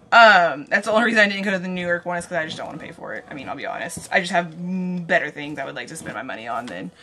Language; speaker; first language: English; native; English